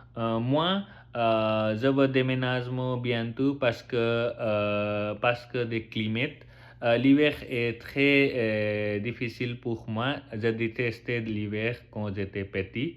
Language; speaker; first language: French; non-native, learner; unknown